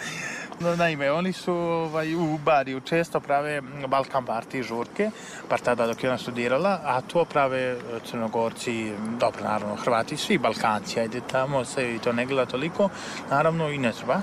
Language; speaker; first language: Serbian; native; Serbian